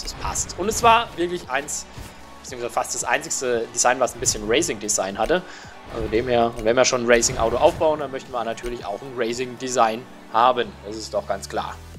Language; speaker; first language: German; native; German